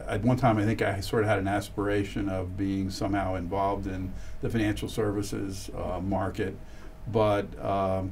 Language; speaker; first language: English; native; English